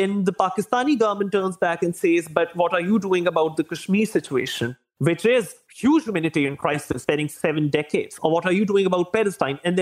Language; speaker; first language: English; non-native, local second language; Urdu